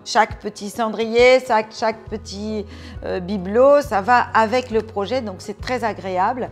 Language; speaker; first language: French; non-native, fluent; Portuguese